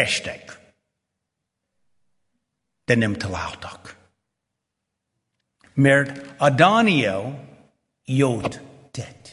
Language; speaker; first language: Hungarian; early bilingual, heritage; Hungarian